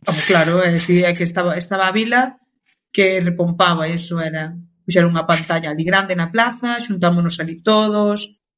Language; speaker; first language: Galician; early bilingual, other home language; Kabuverdianu